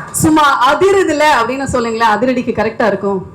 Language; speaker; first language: Tamil; native; Tamil